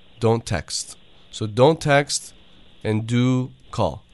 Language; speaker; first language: English; early bilingual, other home language; Persian